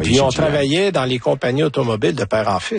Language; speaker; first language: French; native; French